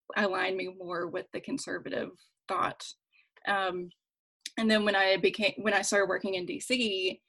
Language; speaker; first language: English; native; English